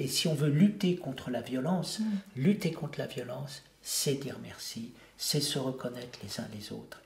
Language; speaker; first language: French; native; French